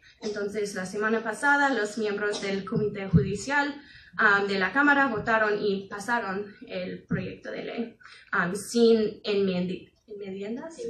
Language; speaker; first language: Spanish; non-native, fluent; English